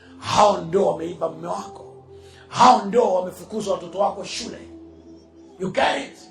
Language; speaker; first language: Swahili; native; Swahili